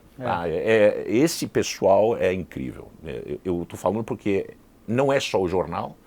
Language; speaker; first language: Portuguese; early bilingual, heritage; Portuguese